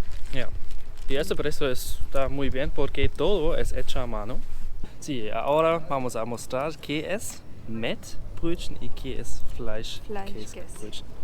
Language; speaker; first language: Spanish; non-native, learner; German